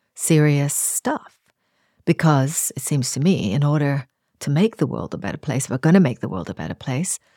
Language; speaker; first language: English; native; English